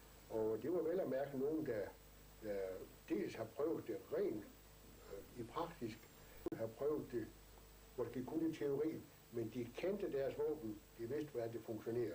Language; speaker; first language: Danish; native; Danish